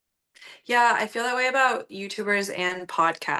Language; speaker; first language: English; native; English